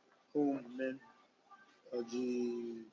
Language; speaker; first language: Arabic; non-native, learner; English